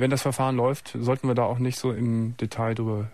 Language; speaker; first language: German; native; German